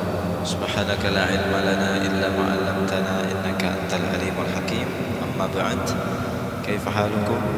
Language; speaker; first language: Arabic; non-native, fluent; Indonesian